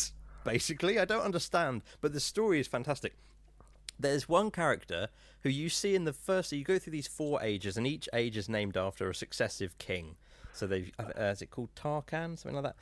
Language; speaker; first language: English; native; English